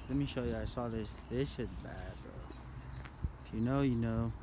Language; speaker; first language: English; native; English